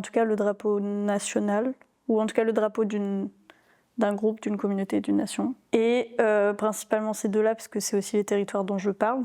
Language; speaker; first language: French; native; French